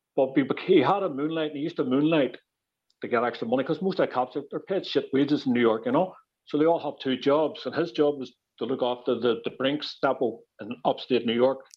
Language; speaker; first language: English; native; English